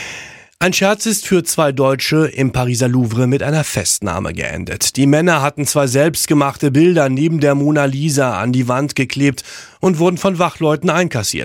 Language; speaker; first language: German; native; German